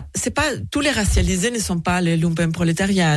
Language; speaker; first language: French; non-native, fluent; Spanish